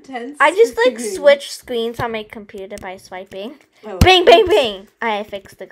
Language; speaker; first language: English; native; English